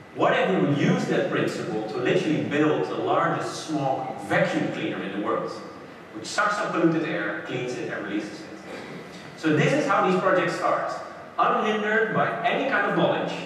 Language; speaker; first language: English; non-native, fluent; Dutch